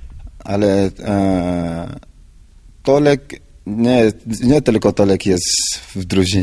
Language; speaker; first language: Polish; non-native, learner; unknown